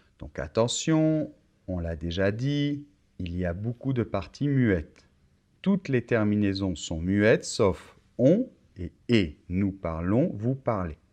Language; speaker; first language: French; native; French